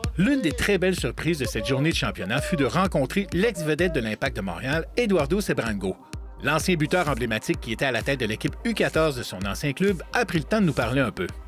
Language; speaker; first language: French; native; French